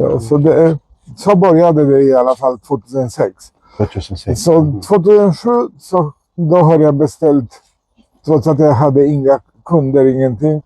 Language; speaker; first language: Swedish; non-native, fluent; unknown